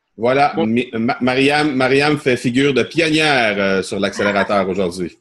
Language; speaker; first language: French; native; French